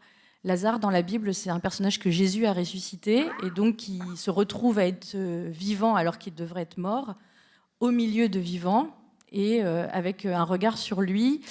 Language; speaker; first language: French; native; French